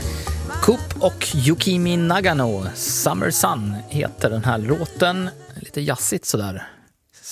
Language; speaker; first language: Swedish; native; Swedish